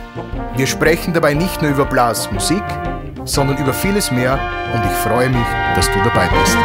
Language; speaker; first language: German; native; German